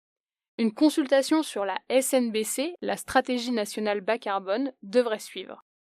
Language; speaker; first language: French; native; French